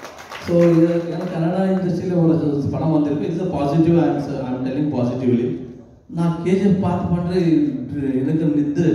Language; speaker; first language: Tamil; non-native, learner; Kannada